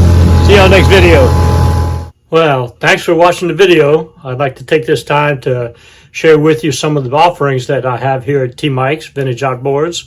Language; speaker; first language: English; native; English